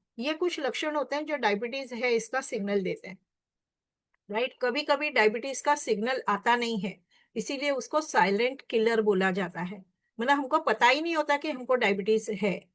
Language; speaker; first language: Hindi; non-native, local second language; Marathi